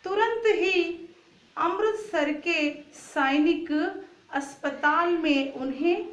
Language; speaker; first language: Hindi; non-native, local second language; Kannada